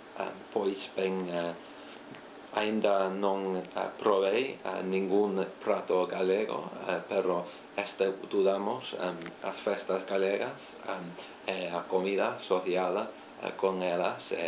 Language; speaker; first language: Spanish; non-native, fluent; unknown